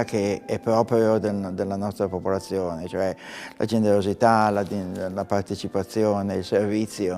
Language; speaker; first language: Italian; native; Italian